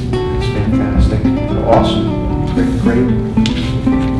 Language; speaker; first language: English; native; English